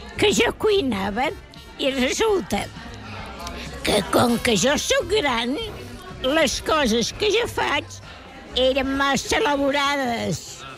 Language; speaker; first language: Catalan; native; Catalan